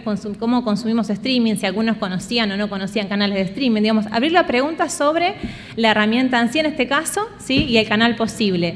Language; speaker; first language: Spanish; native; Spanish